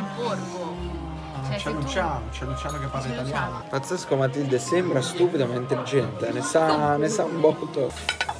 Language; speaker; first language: Italian; native; Italian